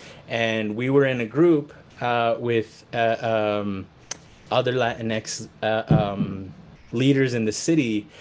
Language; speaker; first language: English; early bilingual, other home language; Spanish